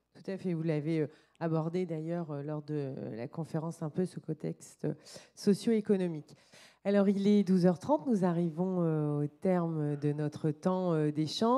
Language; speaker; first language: French; native; French